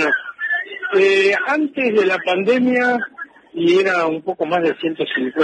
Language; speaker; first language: Spanish; native; Spanish